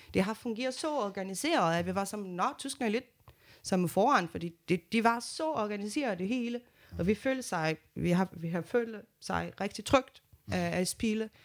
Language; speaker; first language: Danish; non-native, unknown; Portuguese